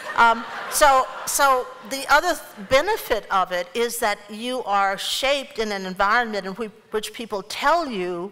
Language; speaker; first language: English; native; English